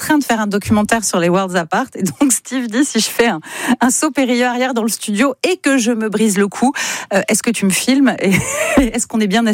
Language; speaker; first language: French; native; French